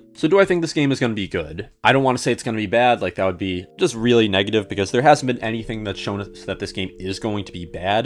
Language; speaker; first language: English; native; English